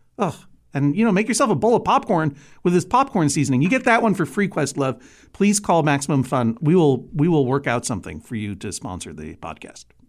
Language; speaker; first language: English; native; English